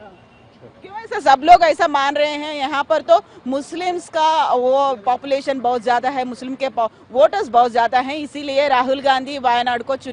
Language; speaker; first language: Hindi; non-native, local second language; Telugu